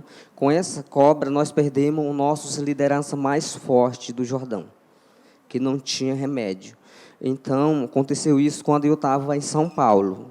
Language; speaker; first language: Portuguese; non-native, local second language; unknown